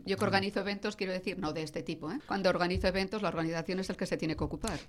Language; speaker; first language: Spanish; native; Spanish